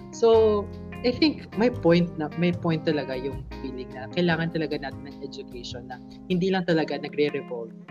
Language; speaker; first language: Filipino; native; Filipino